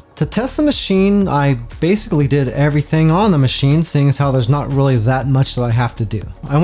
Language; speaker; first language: English; native; English